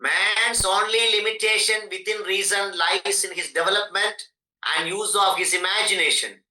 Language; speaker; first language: English; non-native, local second language; Malayalam